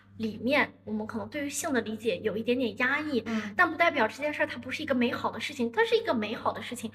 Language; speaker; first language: Chinese; native; Chinese